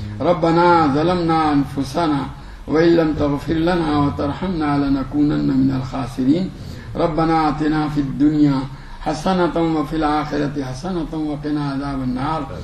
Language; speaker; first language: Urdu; non-native, local second language; Gujarati